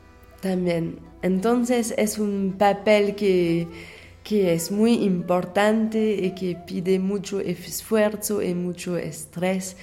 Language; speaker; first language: Spanish; non-native, fluent; French